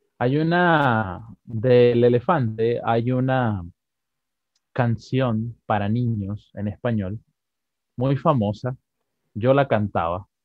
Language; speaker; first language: Spanish; native; Spanish